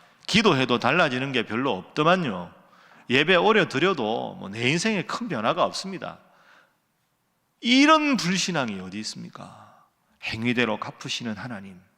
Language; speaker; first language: Korean; native; Korean